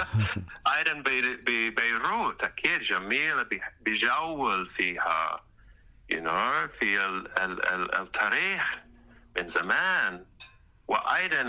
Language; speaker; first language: Arabic; non-native, learner; English